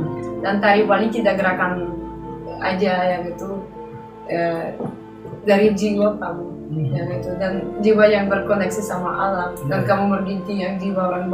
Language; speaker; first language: Indonesian; non-native, learner; Russian